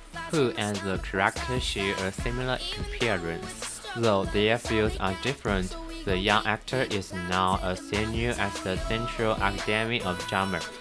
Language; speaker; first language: English; non-native, fluent; Chinese